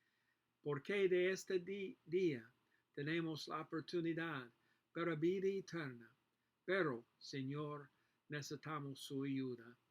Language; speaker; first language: Spanish; non-native, learner; English